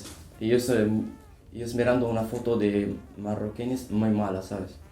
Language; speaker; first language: Spanish; non-native, learner; Arabic